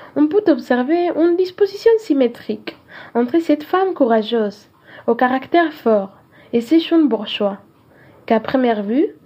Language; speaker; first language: French; non-native, fluent; Spanish